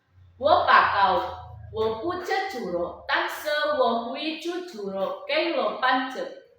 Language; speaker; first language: Chinese; non-native, learner; Indonesian